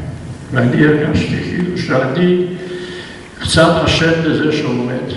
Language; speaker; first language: Hebrew; non-native, fluent; Polish